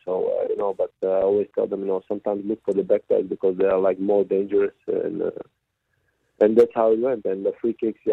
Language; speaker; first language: English; non-native, fluent; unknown